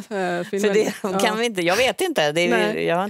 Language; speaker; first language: Swedish; native; Swedish